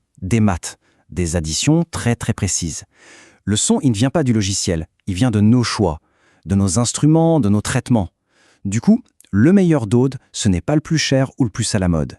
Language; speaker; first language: French; native; French